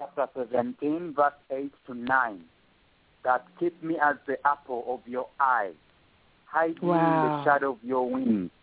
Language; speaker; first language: English; non-native, local second language; Ganda